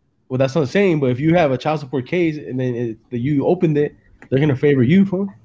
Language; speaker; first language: English; early bilingual, other home language; Spanish